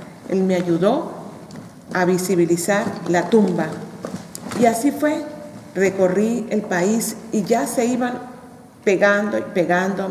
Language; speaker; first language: Spanish; native; Spanish